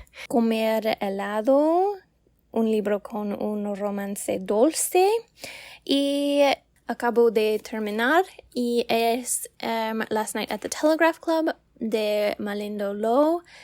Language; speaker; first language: Spanish; non-native, learner; English